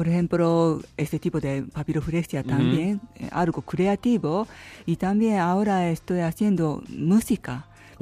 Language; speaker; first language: Spanish; non-native, learner; Japanese